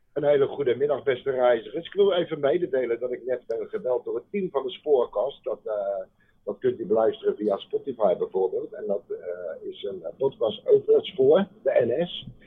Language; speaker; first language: Dutch; native; Dutch